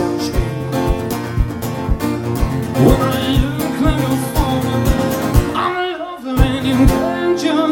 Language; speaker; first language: English; native; English